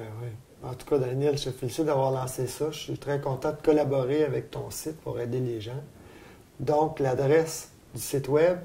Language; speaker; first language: French; native; French